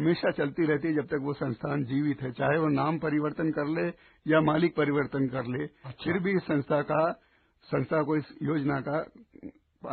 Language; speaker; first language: Hindi; native; Hindi